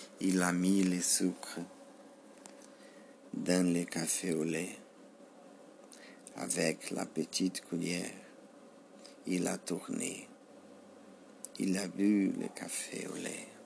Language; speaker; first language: French; non-native, learner; Portuguese